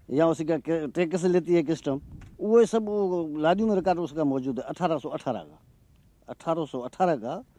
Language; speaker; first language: Urdu; non-native, local second language; Sindhi